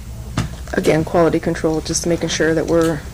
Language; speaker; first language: English; native; English